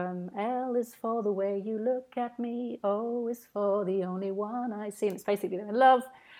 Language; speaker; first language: English; native; English